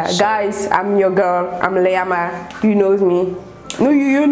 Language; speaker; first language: English; non-native, local second language; French